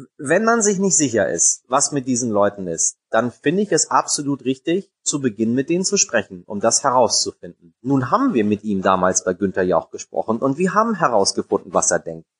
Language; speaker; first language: German; early bilingual, other home language; Persian